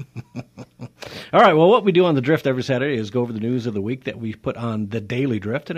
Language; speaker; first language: English; native; English